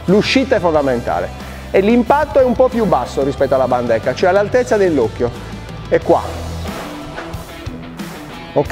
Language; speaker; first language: Italian; native; Italian